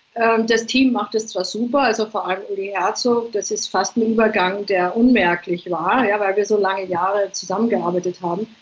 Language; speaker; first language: German; native; German